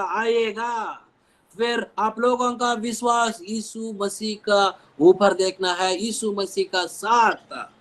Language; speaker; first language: Hindi; non-native, local second language; Telugu